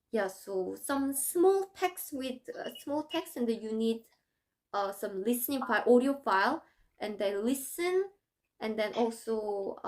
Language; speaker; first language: English; non-native, fluent; Korean